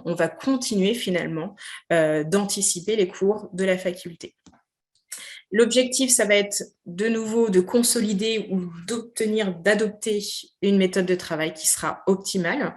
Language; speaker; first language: French; native; French